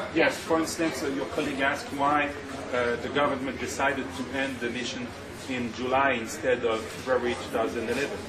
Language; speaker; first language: English; non-native, fluent; French